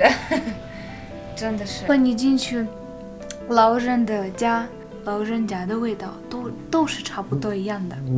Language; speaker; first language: Chinese; non-native, fluent; Russian